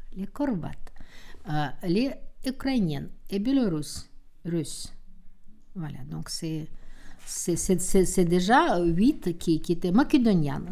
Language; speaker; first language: French; non-native, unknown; Russian